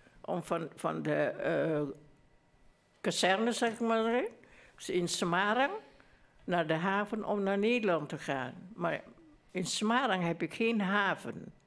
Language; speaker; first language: Dutch; early bilingual, other home language; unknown